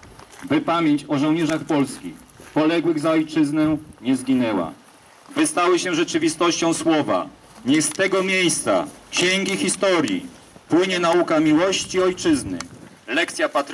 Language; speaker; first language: Polish; native; Polish